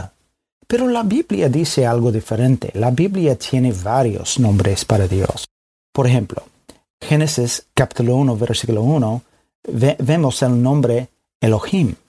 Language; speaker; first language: Spanish; non-native, fluent; English